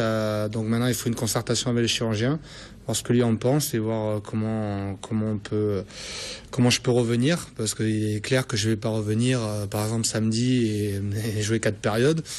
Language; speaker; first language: French; native; French